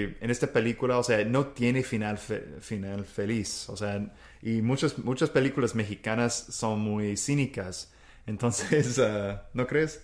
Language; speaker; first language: Spanish; non-native, fluent; English